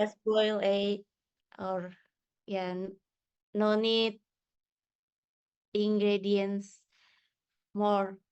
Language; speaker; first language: English; non-native, learner; Indonesian